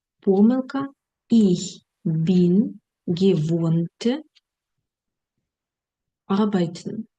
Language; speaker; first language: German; non-native, fluent; Ukrainian